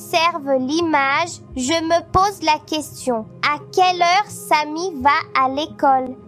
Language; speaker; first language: French; non-native, local second language; Arabic